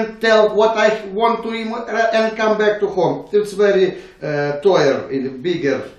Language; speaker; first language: English; non-native, learner; Ukrainian